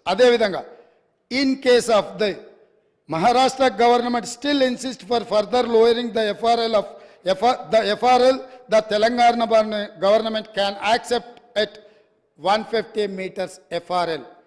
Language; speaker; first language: English; non-native, local second language; Telugu